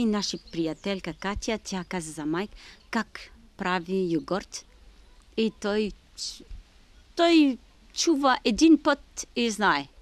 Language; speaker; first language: Bulgarian; non-native, learner; Arabic